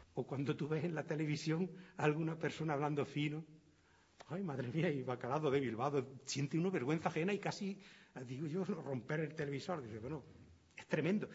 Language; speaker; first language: Spanish; native; Spanish